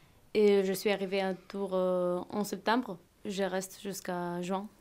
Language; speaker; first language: French; non-native, fluent; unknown